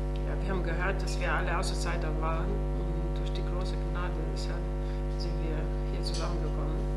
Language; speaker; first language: German; non-native, fluent; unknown